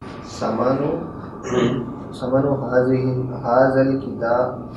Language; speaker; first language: Arabic; non-native, learner; Urdu